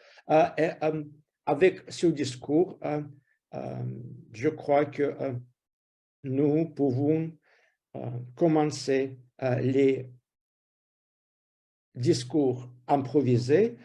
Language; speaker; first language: French; non-native, fluent; Russian